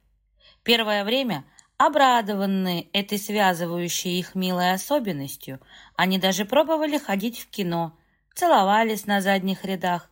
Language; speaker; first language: Russian; native; Russian